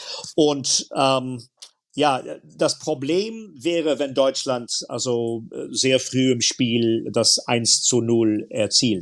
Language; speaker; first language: German; non-native, fluent; English